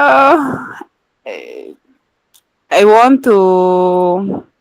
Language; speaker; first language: English; non-native, learner; Arabic